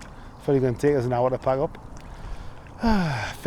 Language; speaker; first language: English; native; English